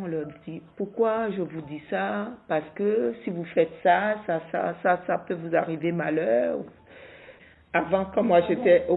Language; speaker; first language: French; non-native, local second language; Arabic